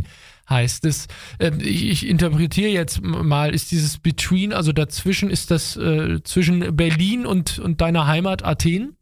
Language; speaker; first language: German; native; German